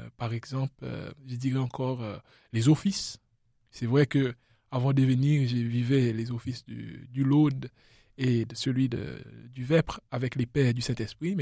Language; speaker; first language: French; non-native, local second language; Seselwa Creole French